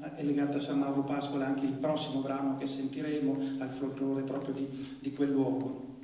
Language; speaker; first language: Italian; native; Italian